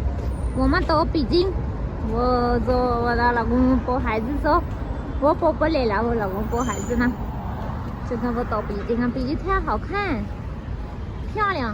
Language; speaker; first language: Chinese; non-native, learner; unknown